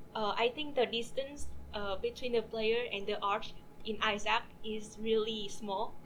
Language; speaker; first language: English; non-native, fluent; Vietnamese